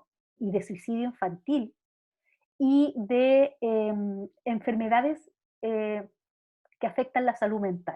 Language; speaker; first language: Spanish; native; Spanish